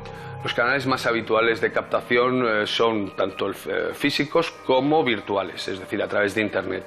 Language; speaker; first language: Spanish; native; Spanish